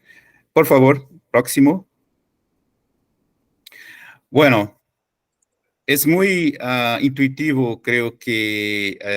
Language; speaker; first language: Spanish; non-native, fluent; Portuguese